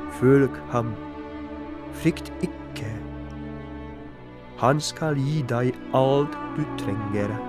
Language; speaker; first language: Norwegian; non-native, fluent; Polish